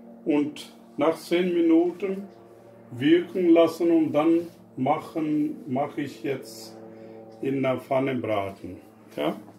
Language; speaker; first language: German; non-native, learner; Urdu